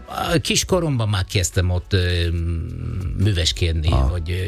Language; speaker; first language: Hungarian; non-native, learner; Italian